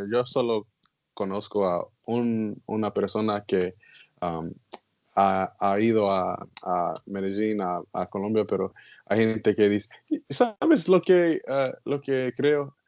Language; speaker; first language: Spanish; non-native, learner; English